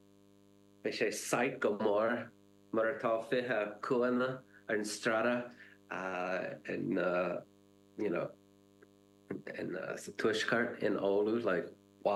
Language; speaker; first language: Irish; non-native, learner; English